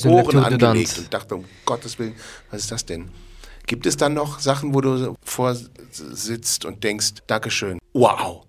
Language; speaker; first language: German; native; German